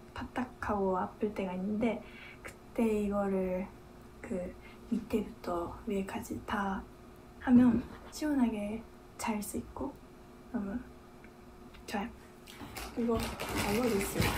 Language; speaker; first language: Korean; non-native, fluent; Japanese